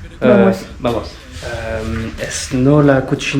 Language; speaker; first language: Spanish; non-native, learner; French